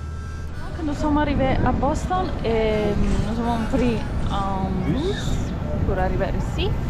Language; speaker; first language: French; non-native, fluent; Italian